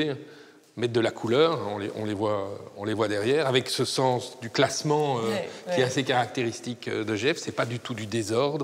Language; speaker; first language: French; native; French